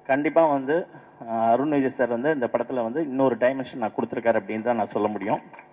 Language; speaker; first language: Tamil; native; Tamil